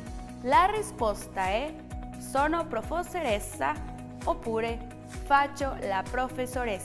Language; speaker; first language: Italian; non-native, learner; Spanish